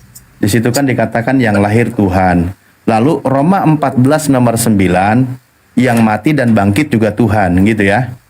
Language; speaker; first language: Indonesian; native; Indonesian